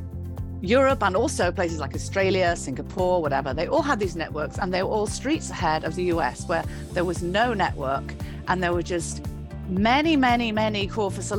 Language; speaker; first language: English; native; English